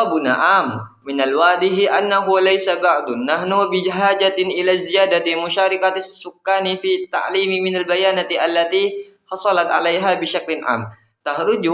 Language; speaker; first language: Arabic; non-native, learner; Indonesian